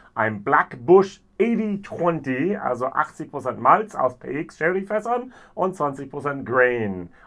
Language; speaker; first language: German; non-native, fluent; English